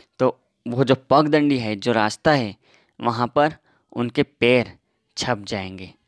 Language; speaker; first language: Hindi; non-native, local second language; Gujarati